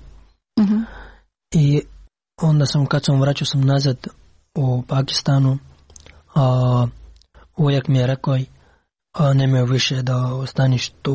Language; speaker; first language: Serbian; non-native, learner; Pashto